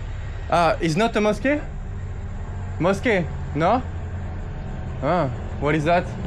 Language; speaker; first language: English; non-native, learner; French